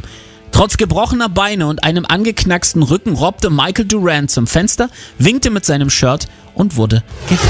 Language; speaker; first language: German; native; German